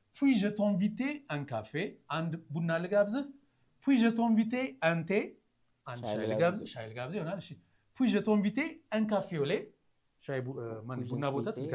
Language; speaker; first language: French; non-native, fluent; Amharic